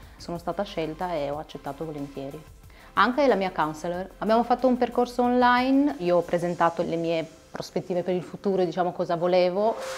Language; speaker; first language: Italian; non-native, fluent; Romanian